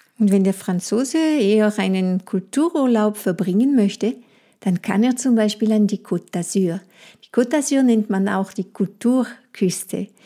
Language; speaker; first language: German; non-native, fluent; French